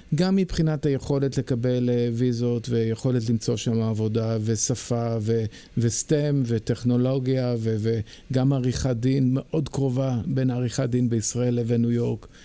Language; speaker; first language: Hebrew; early bilingual, heritage; Hebrew